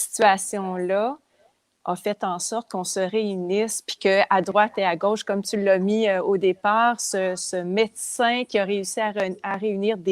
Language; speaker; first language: French; native; French